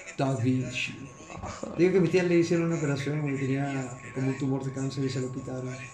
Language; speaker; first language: Spanish; early bilingual, heritage; Spanish